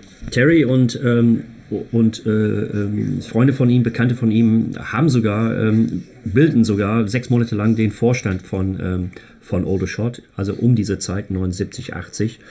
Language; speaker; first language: German; non-native, fluent; English